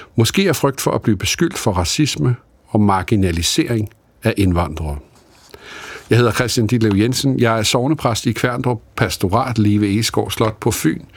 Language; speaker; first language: Danish; native; Danish